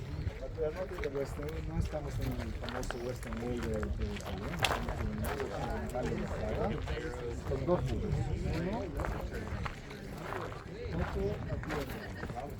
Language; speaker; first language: Spanish; non-native, fluent; Hebrew